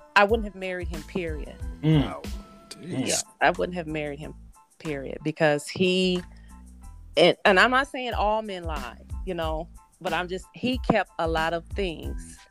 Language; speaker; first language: English; native; English